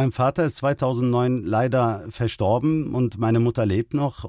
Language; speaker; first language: German; early bilingual, other home language; Turkish